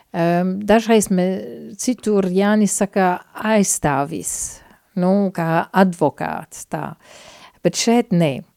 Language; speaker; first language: Latvian; non-native, fluent; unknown